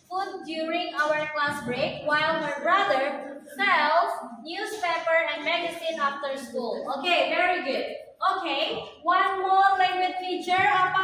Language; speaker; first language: English; non-native, fluent; Indonesian